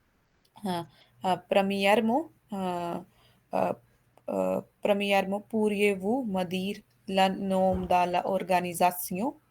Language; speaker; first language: French; non-native, learner; Hindi